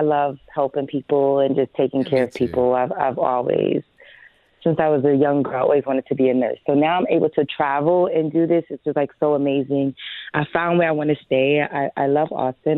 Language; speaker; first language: English; native; English